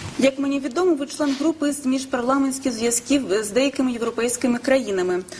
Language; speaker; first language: Ukrainian; native; Ukrainian